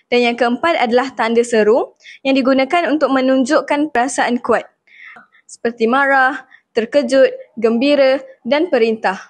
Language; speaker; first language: Malay; native; Malay